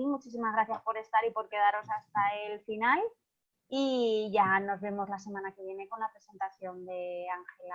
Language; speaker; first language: Spanish; native; Spanish